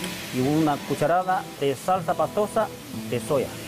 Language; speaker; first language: Spanish; non-native, fluent; Chinese